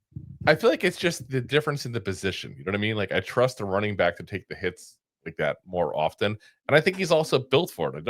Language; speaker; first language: English; native; English